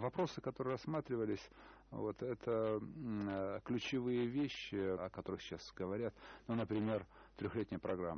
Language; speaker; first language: Russian; native; Russian